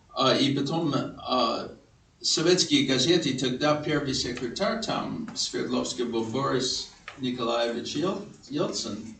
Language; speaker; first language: Russian; non-native, fluent; English